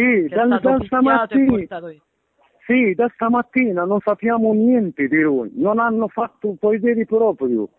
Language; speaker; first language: Italian; non-native, fluent; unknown